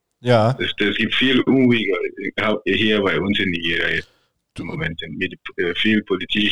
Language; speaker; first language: German; non-native, fluent; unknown